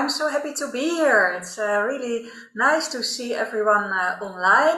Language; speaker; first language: English; non-native, fluent; Dutch